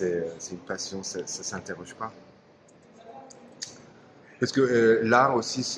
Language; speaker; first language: French; non-native, fluent; Turkish